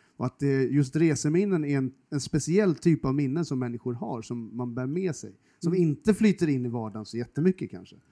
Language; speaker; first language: Swedish; native; Swedish